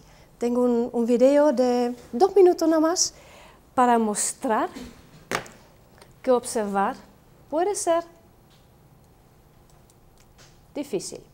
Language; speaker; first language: Spanish; non-native, fluent; Dutch